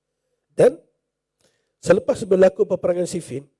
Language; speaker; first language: Malay; native; Malay